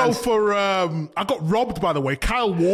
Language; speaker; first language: English; native; English